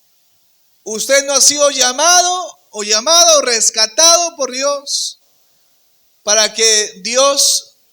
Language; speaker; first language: Spanish; native; Spanish